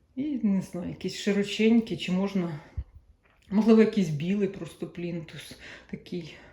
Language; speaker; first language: Ukrainian; non-native, local second language; Russian